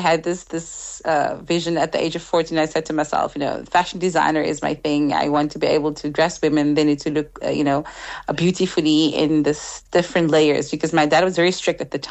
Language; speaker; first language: English; non-native, fluent; Arabic